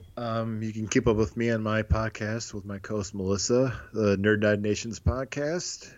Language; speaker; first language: English; native; English